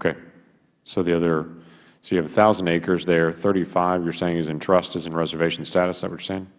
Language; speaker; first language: English; native; English